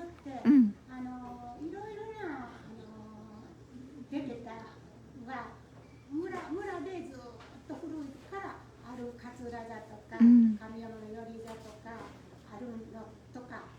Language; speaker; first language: Japanese; native; Japanese